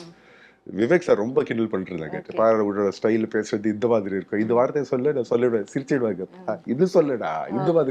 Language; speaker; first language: Tamil; non-native, local second language; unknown